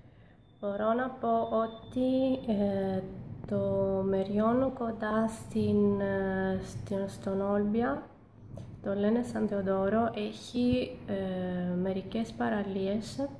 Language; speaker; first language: Greek; non-native, learner; Italian